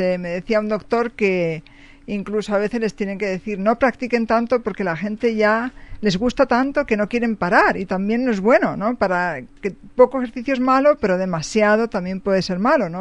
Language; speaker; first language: Spanish; native; Spanish